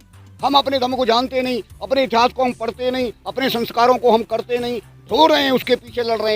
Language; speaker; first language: Hindi; native; Hindi